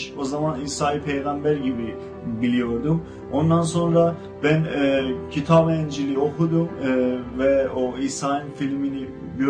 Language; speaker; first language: Turkish; non-native, fluent; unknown